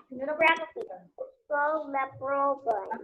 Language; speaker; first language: English; non-native, learner; Spanish